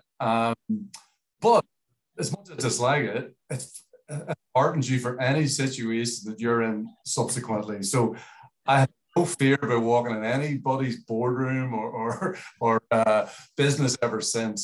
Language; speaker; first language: English; native; English